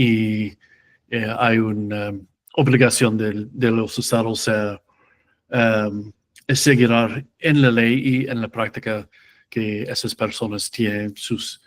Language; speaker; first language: Spanish; non-native, fluent; English